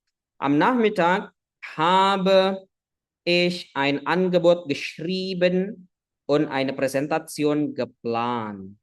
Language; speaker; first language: German; non-native, fluent; Indonesian